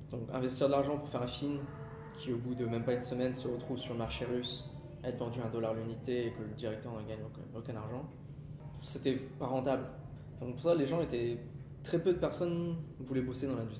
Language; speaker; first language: French; native; French